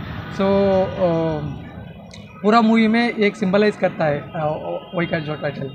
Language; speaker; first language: Hindi; non-native, local second language; Kannada